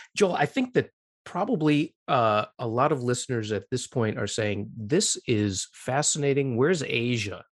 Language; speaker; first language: English; native; English